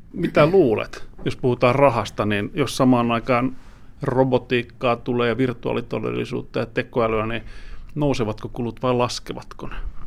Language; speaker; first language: Finnish; native; Finnish